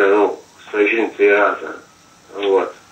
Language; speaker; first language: Russian; non-native, fluent; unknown